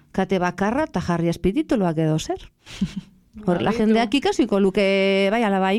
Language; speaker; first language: Basque; non-native, local second language; Spanish